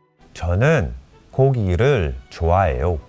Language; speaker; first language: Korean; early bilingual, heritage; Korean